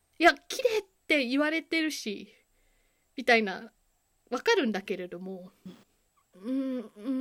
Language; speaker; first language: Japanese; native; Japanese